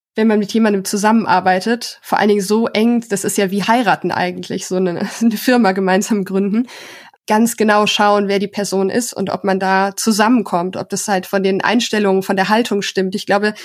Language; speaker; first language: German; native; German